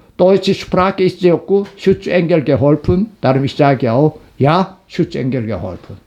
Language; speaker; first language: German; non-native, learner; Korean